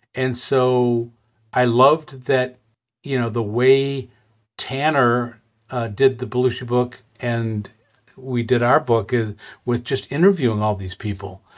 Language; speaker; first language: English; native; English